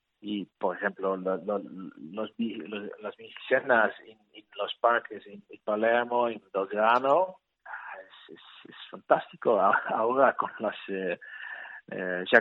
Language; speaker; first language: Spanish; non-native, learner; Dutch